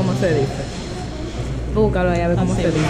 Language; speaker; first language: Spanish; native; Spanish